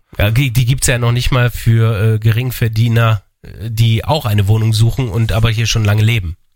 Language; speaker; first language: German; native; German